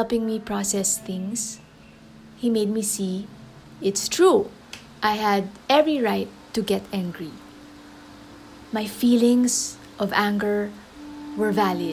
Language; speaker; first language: English; non-native, local second language; Filipino